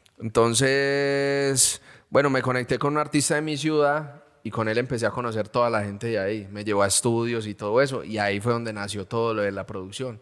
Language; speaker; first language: Spanish; native; Spanish